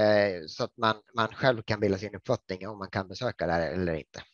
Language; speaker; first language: Swedish; native; Swedish